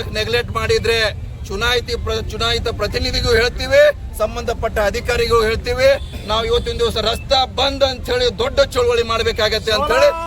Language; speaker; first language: Kannada; non-native, local second language; Lambadi